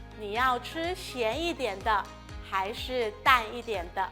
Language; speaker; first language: Chinese; non-native, fluent; Thai